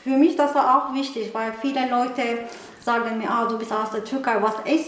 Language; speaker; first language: German; non-native, learner; Turkish